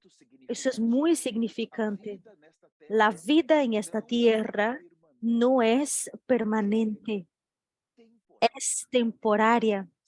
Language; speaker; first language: Spanish; non-native, fluent; Portuguese